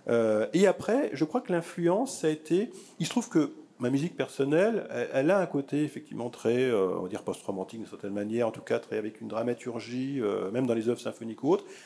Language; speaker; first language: French; native; French